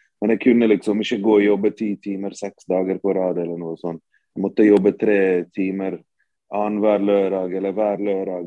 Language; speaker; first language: Norwegian; early bilingual, other home language; Bosnian